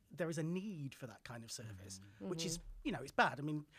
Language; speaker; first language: English; native; English